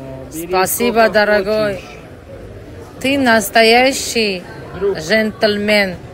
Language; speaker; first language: Russian; non-native, local second language; Uzbek